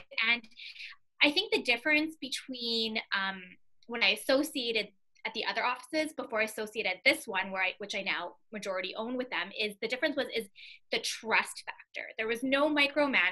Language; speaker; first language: English; native; English